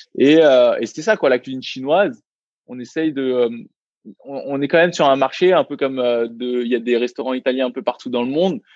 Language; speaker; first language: French; early bilingual, other home language; Vietnamese